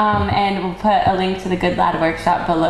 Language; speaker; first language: English; native; English